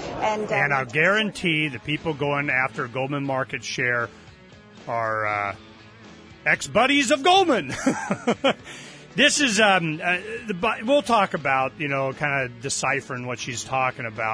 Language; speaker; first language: English; native; English